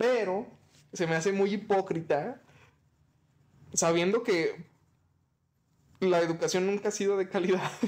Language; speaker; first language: Spanish; native; Spanish